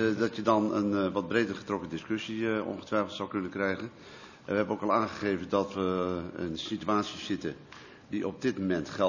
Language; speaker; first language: Dutch; native; Dutch